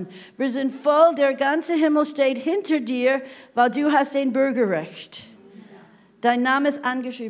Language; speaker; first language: German; non-native, fluent; English